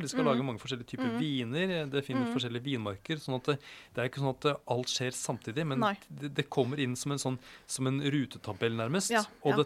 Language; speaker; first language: Norwegian; native; Norwegian